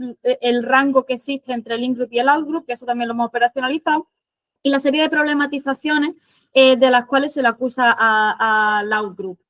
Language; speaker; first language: Spanish; native; Spanish